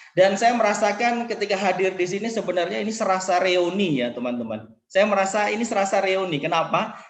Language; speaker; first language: Indonesian; native; Indonesian